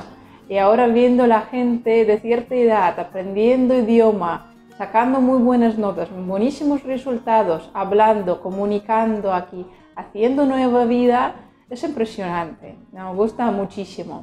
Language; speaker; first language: Spanish; non-native, fluent; Russian